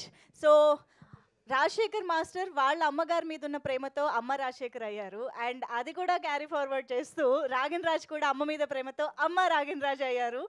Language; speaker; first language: Telugu; native; Telugu